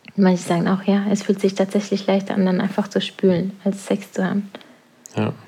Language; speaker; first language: German; non-native, fluent; Norwegian